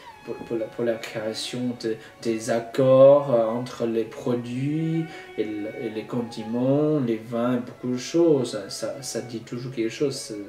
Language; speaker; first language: French; non-native, fluent; Chinese